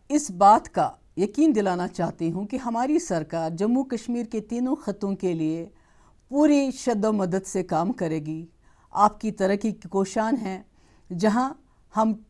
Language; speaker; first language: Hindi; non-native, local second language; Kashmiri